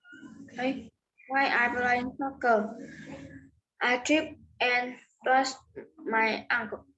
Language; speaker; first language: English; non-native, learner; Vietnamese